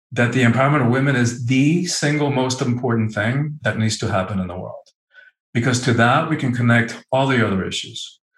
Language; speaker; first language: English; early bilingual, other home language; Spanish